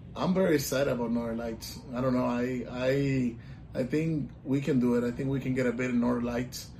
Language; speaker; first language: English; non-native, local second language; Spanish